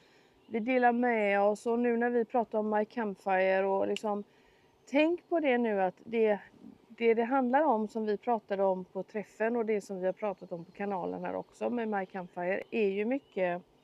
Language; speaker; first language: Swedish; native; Swedish